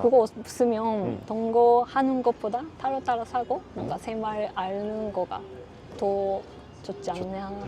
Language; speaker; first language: Korean; non-native, learner; Japanese